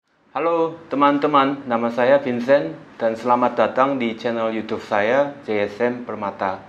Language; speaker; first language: Indonesian; non-native, fluent; Korean